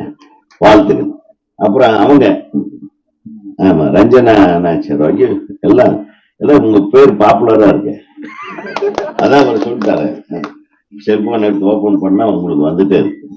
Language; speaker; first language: Tamil; native; Tamil